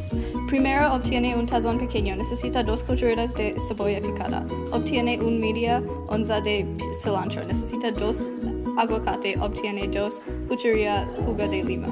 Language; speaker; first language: Spanish; non-native, learner; English